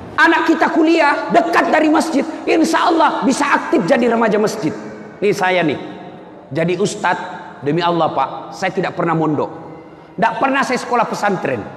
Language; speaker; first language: Indonesian; non-native, local second language; Buginese